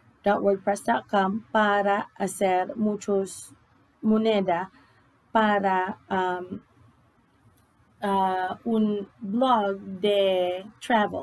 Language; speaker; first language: Spanish; non-native, learner; English